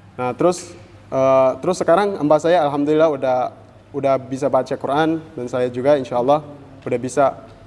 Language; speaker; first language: Indonesian; non-native, fluent; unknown